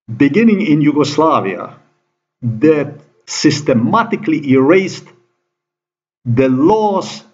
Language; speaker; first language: English; non-native, fluent; Slovenian